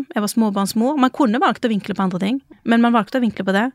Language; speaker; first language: Norwegian; early bilingual, other home language; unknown